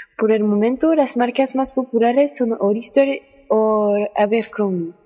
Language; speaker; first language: Spanish; non-native, learner; French